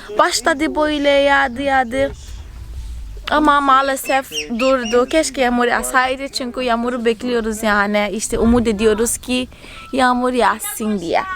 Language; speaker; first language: Turkish; non-native, fluent; Portuguese